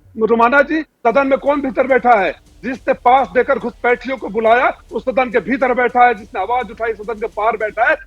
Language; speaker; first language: Hindi; native; Hindi